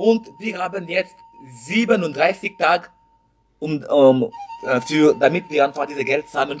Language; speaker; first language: German; non-native, learner; French